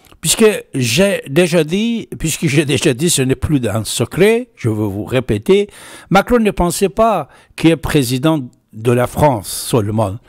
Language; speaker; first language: French; non-native, fluent; Persian